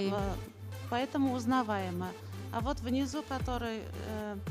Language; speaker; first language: Russian; non-native, local second language; Bashkir